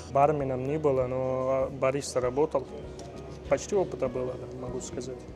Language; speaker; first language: Russian; non-native, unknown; Turkish